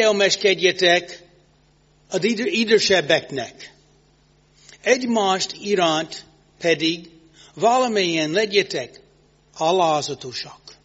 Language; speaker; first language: Hungarian; non-native, fluent; English